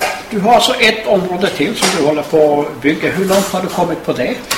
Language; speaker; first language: Swedish; native; Swedish